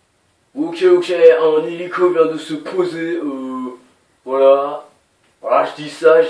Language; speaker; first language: French; native; French